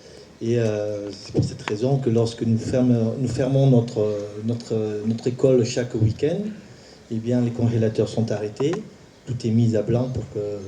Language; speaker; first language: French; native; French